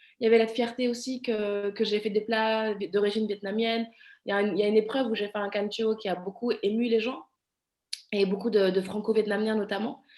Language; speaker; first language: French; early bilingual, other home language; Vietnamese